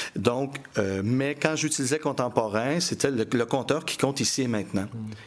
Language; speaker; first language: French; native; French